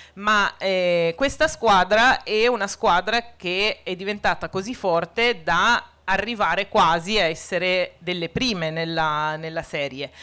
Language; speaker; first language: Italian; non-native, fluent; Arabic